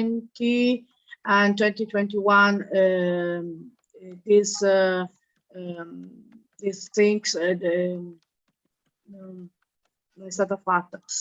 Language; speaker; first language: English; non-native, learner; Italian